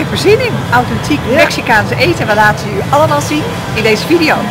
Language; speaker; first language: Dutch; native; Dutch